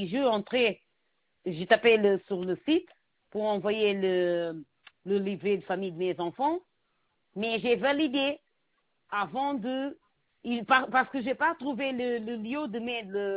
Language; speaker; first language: French; non-native, learner; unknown